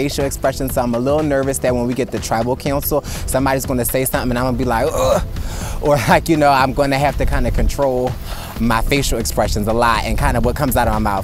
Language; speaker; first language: English; native; English